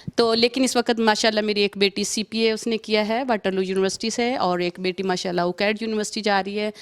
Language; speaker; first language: Urdu; native; Urdu